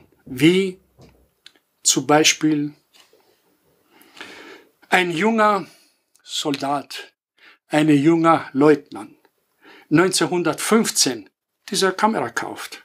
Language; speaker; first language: German; non-native, fluent; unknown